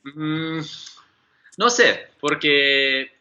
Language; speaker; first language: Spanish; non-native, learner; English